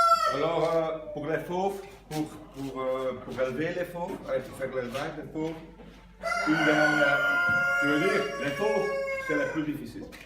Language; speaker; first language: French; non-native, local second language; Dutch